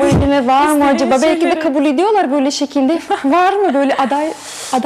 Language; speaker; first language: Turkish; non-native, fluent; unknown